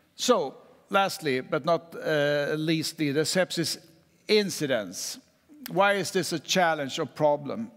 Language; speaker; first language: English; non-native, fluent; Swedish